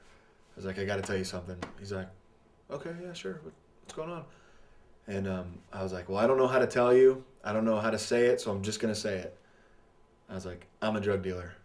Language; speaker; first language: English; native; English